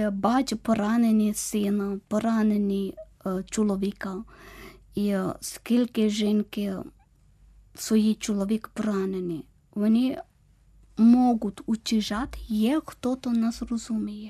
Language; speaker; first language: Ukrainian; non-native, learner; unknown